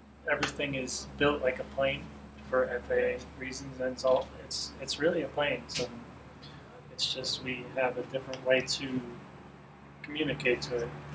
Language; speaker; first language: English; native; English